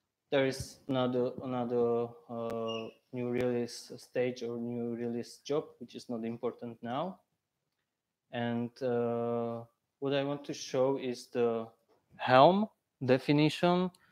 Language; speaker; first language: English; non-native, fluent; Slovak